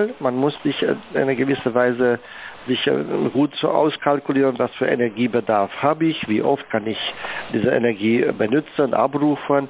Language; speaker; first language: German; native; German